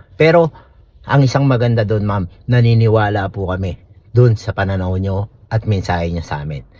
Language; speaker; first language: Filipino; native; Filipino